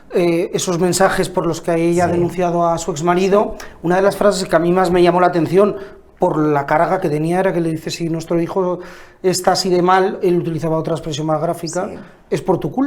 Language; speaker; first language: Spanish; native; Spanish